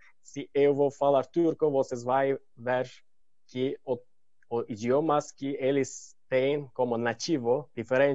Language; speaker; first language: Portuguese; non-native, learner; Turkish